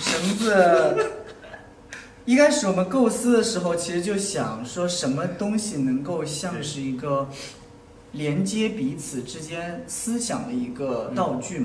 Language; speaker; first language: Chinese; native; Chinese